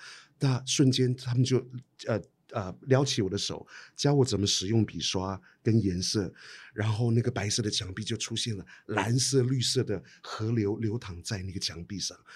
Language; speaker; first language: Chinese; non-native, local second language; Amis